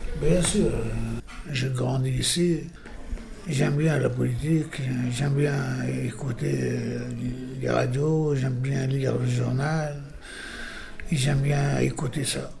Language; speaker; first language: French; non-native, learner; Arabic